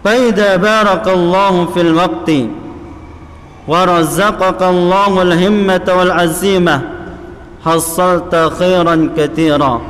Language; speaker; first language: Arabic; non-native, fluent; Indonesian